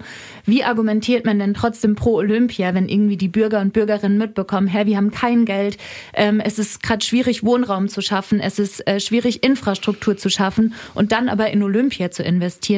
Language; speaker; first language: German; native; German